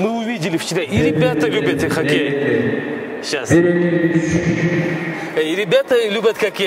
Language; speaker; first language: Russian; non-native, local second language; Kyrgyz